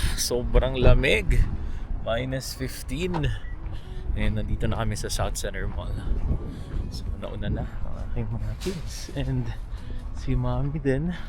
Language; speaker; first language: Filipino; non-native, local second language; Hiligaynon